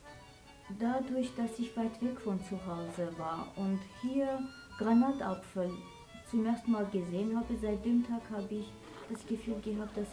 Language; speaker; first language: German; non-native, fluent; Armenian